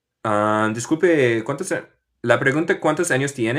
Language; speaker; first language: Spanish; non-native, fluent; English